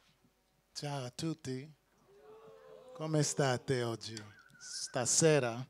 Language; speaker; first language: Italian; non-native, learner; English